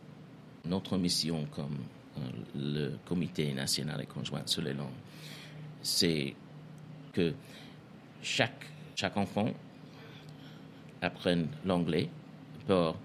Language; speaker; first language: French; non-native, fluent; English